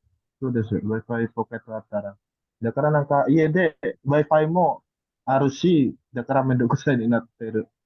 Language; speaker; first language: Japanese; non-native, learner; Indonesian